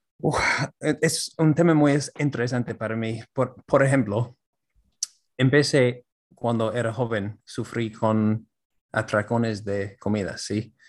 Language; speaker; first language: Spanish; non-native, fluent; English